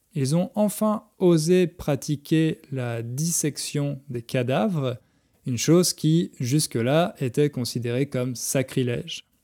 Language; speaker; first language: French; native; French